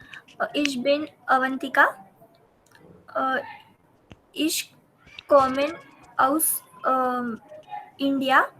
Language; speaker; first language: German; non-native, learner; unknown